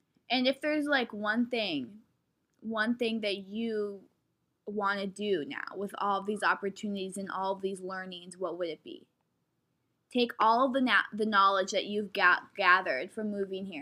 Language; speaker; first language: English; early bilingual, other home language; Spanish